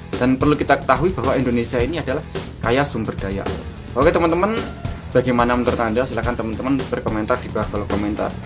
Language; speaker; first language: Indonesian; native; Indonesian